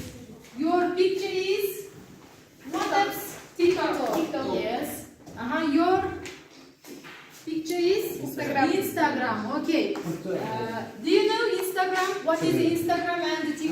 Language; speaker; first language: English; non-native, learner; Kazakh